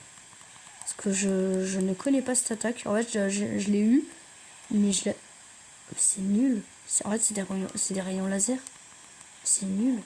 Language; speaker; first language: French; native; French